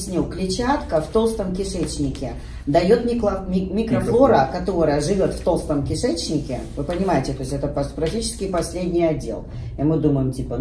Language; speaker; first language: Russian; native; Russian